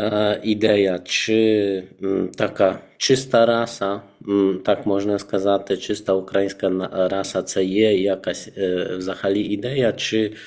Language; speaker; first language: Ukrainian; non-native, fluent; Polish